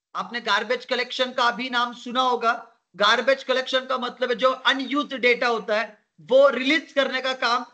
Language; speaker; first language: Hindi; non-native, local second language; Marathi